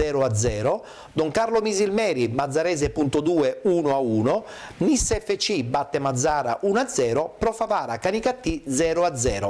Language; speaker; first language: Italian; native; Italian